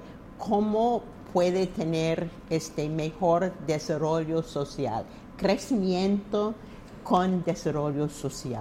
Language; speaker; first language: Spanish; non-native, fluent; English